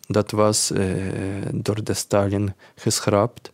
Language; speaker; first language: Dutch; non-native, learner; Ukrainian